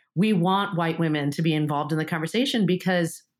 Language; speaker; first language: English; early bilingual, other home language; Japanese